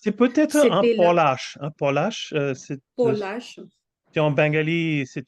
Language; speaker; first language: French; non-native, fluent; Bangla